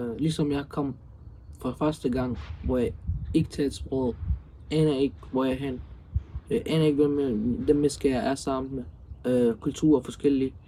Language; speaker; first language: Danish; early bilingual, other home language; Arabic